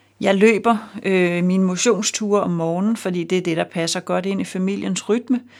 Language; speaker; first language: Danish; native; Danish